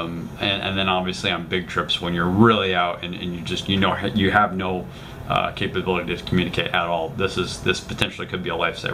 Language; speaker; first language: English; native; English